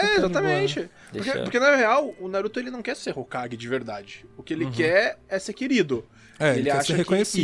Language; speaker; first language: Portuguese; native; Portuguese